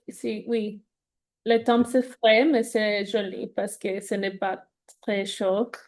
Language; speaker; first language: French; non-native, learner; Spanish